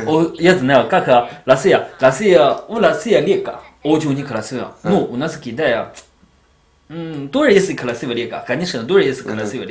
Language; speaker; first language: Russian; non-native, learner; Chinese